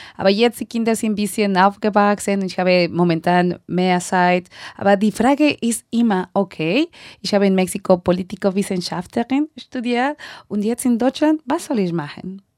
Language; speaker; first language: German; non-native, learner; Spanish